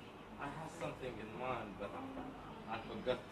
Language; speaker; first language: English; non-native, fluent; Arabic